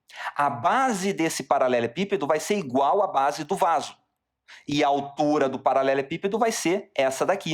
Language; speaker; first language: Portuguese; native; Portuguese